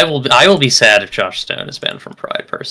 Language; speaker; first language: English; native; English